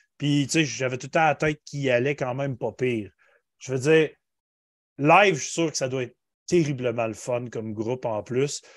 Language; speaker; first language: French; native; French